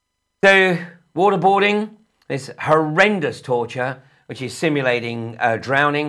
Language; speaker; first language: English; native; English